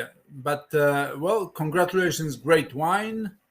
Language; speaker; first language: English; non-native, fluent; Polish